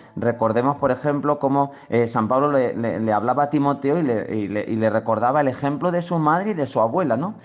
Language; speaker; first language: Spanish; native; Spanish